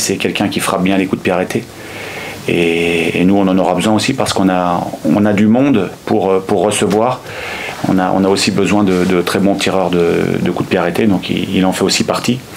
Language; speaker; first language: French; native; French